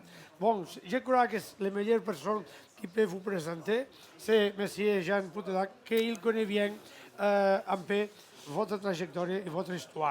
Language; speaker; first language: French; non-native, learner; Catalan